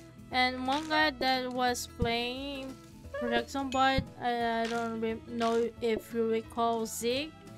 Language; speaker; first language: English; non-native, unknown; Portuguese